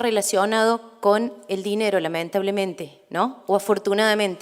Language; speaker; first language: Spanish; native; Spanish